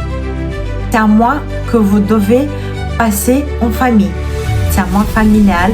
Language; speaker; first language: French; non-native, fluent; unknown